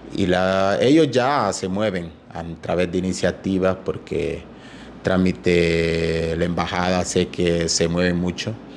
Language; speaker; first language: Spanish; native; Spanish